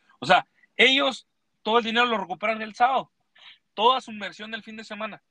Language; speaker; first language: Spanish; early bilingual, heritage; Spanish